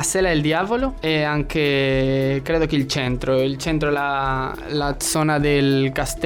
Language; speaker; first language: Italian; non-native, learner; Spanish